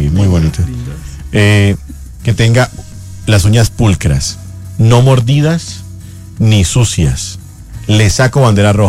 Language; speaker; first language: Spanish; native; Spanish